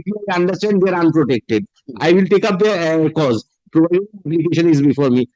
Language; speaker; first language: English; non-native, local second language; Bangla